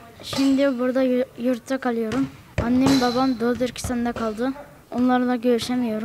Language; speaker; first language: Turkish; early bilingual, other home language; Uyghur